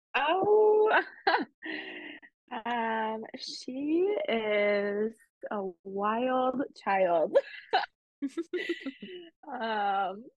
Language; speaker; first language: English; early bilingual, other home language; Spanish